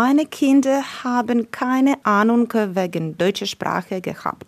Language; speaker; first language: German; non-native, learner; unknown